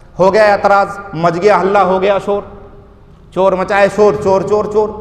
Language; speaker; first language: Urdu; native; Urdu